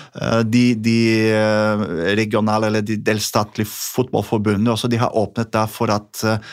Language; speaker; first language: Norwegian; non-native, fluent; Portuguese